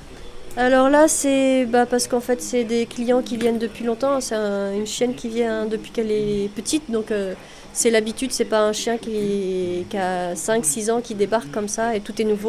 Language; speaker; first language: French; native; French